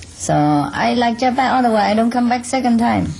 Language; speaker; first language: English; non-native, fluent; Vietnamese